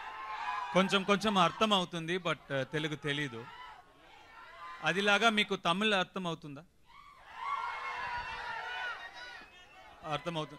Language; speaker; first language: Telugu; non-native, learner; Tamil